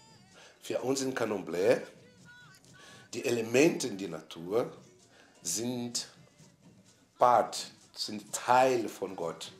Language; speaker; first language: German; non-native, fluent; Portuguese